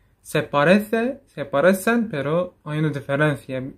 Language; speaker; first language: Spanish; non-native, fluent; Turkish